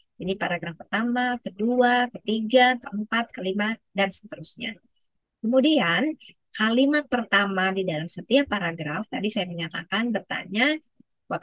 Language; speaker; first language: Indonesian; native; Indonesian